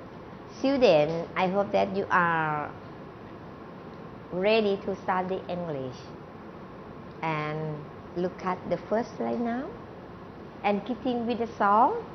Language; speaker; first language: English; non-native, learner; Thai